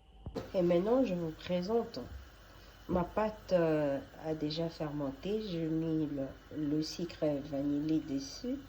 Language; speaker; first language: French; non-native, local second language; Lingala